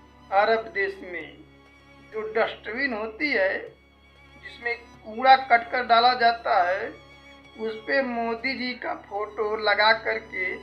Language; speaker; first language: Hindi; native; Hindi